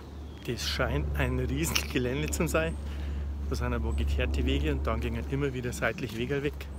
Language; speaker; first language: German; native; German